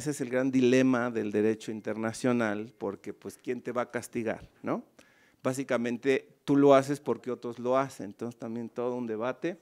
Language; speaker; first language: Spanish; native; Spanish